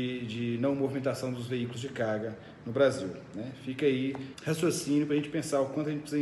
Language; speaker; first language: Portuguese; native; Portuguese